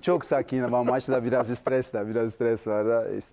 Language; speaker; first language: Turkish; non-native, learner; Portuguese